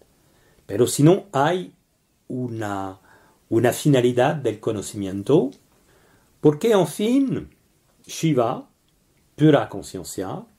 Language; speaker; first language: Spanish; non-native, learner; French